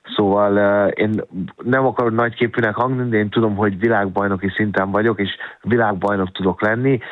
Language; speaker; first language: Hungarian; native; Hungarian